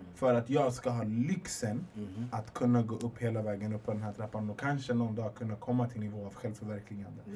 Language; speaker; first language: Swedish; native; Swedish